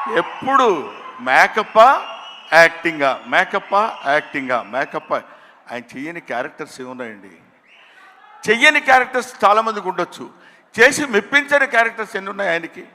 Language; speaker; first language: Telugu; native; Telugu